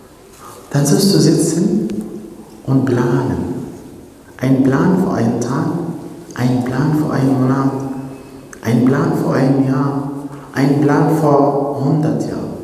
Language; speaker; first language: German; non-native, fluent; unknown